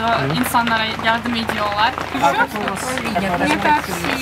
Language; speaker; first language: Turkish; early bilingual, heritage; Turkish